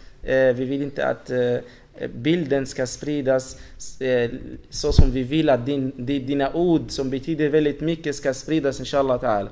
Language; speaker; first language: Swedish; non-native, fluent; Arabic